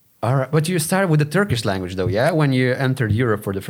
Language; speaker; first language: English; non-native, fluent; Lithuanian